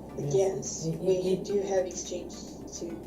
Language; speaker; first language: English; non-native, fluent; Bosnian